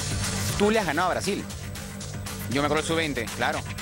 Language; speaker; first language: Spanish; native; Spanish